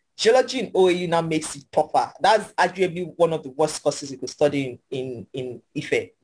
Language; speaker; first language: English; non-native, local second language; Yoruba